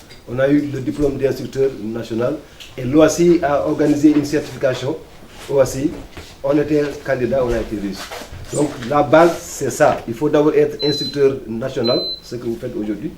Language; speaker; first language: French; non-native, local second language; Wolof